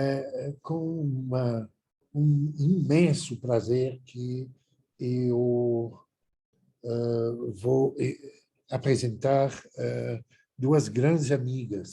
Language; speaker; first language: Portuguese; non-native, fluent; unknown